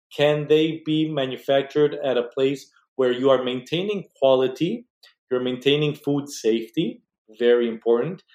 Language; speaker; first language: English; non-native, fluent; Spanish